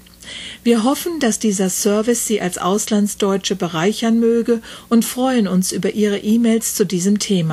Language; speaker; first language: German; native; German